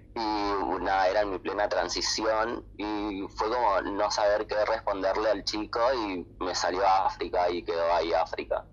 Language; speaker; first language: Spanish; native; Spanish